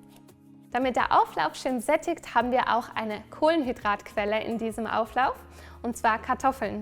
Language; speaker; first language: German; native; German